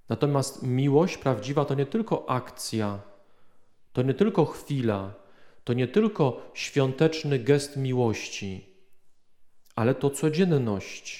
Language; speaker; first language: Polish; native; Polish